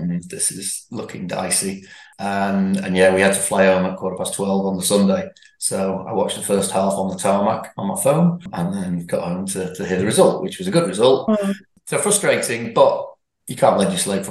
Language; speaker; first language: English; native; English